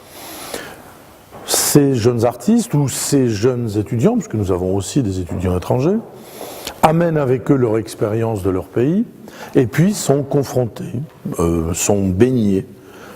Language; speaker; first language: French; native; French